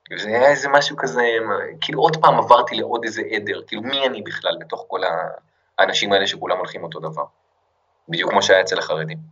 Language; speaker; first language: Hebrew; native; Hebrew